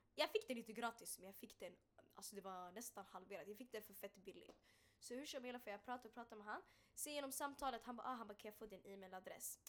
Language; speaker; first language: Swedish; early bilingual, other home language; Tigrinya